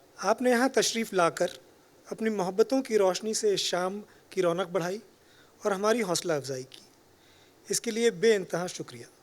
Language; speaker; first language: Urdu; native; Urdu